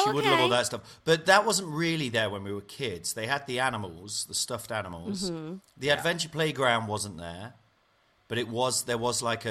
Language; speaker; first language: English; native; English